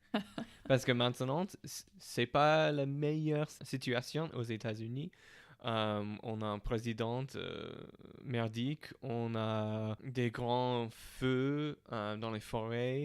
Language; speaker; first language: French; non-native, fluent; English